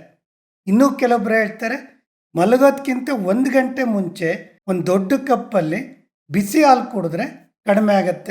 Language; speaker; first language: Kannada; native; Kannada